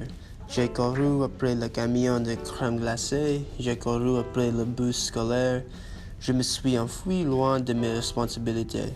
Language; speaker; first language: French; non-native, learner; English